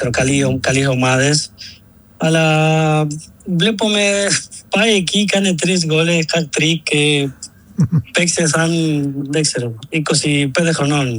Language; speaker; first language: Greek; non-native, learner; Spanish